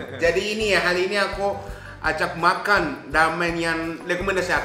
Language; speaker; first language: Indonesian; non-native, fluent; Japanese